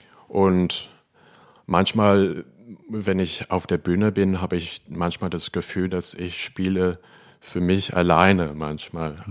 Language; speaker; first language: German; non-native, fluent; Cantonese